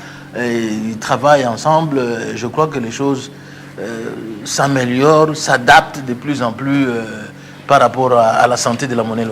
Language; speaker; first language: French; non-native, local second language; Luba-Lulua